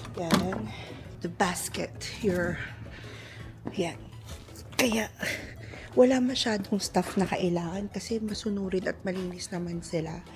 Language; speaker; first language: Filipino; native; Filipino